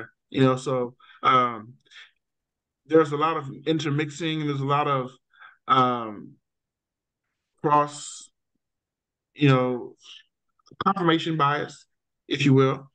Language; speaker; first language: English; native; English